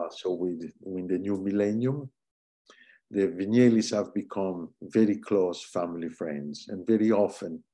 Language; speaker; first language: English; non-native, fluent; Italian